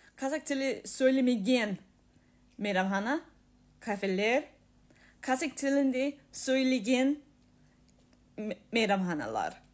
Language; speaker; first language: Kazakh; non-native, learner; English